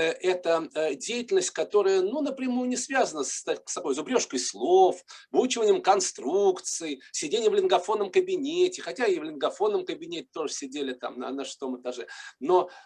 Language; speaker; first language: Russian; native; Russian